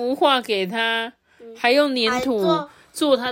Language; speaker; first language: Chinese; native; Chinese